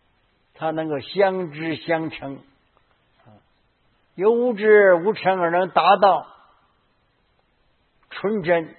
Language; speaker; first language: Chinese; native; Chinese